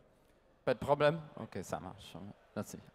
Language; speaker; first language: French; non-native, learner; English